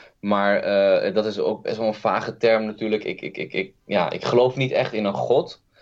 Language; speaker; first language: Dutch; early bilingual, other home language; Kurdish